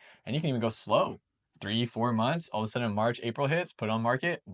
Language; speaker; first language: English; native; English